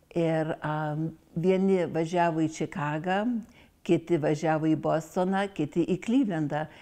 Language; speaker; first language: Lithuanian; early bilingual, heritage; Lithuanian